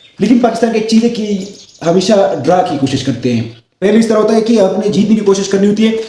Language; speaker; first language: Urdu; non-native, local second language; Pashto